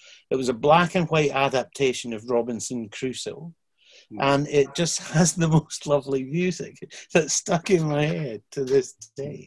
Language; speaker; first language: English; native; English